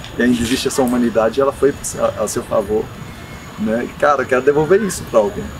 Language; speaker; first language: Portuguese; native; Portuguese